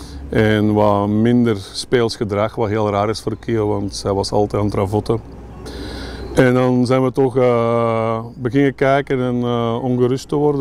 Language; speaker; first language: Dutch; native; Dutch